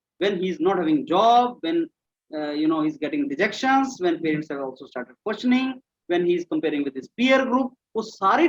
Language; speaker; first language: English; non-native, local second language; Hindi